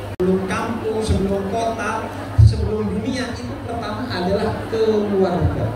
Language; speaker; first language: Indonesian; non-native, local second language; Madurese